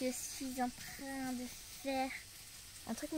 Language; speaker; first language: French; native; French